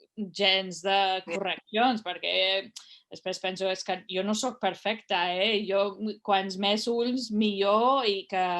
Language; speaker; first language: Catalan; non-native, fluent; English